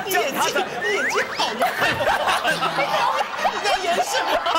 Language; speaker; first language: Chinese; native; Chinese